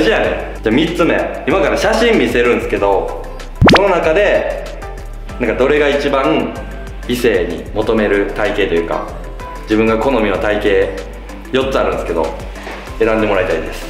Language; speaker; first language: Japanese; native; Japanese